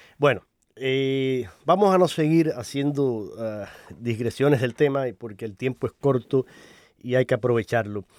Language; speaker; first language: Spanish; native; Spanish